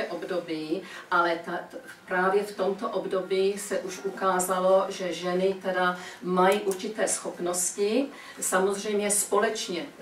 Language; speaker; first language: Czech; early bilingual, heritage; Czech